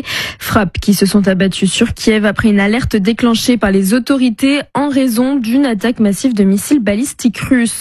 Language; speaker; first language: French; native; French